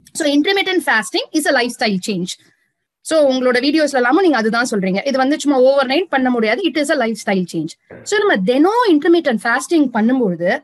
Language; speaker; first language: Tamil; native; Tamil